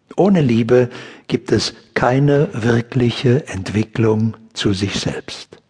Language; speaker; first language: German; native; German